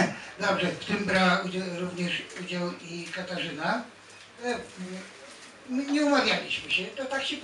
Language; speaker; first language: Polish; native; Polish